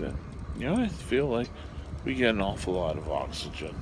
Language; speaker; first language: English; native; English